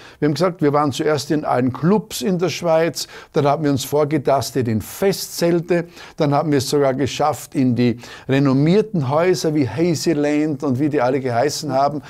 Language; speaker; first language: German; native; German